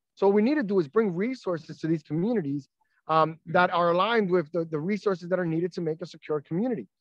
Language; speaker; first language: English; native; English